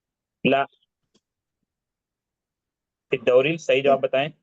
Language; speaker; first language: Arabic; non-native, fluent; Urdu